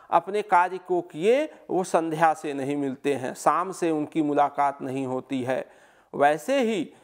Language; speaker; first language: Hindi; native; Hindi